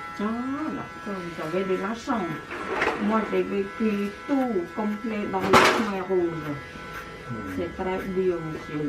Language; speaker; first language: French; non-native, fluent; Khmer